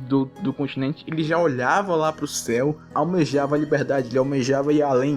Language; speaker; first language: Portuguese; native; Portuguese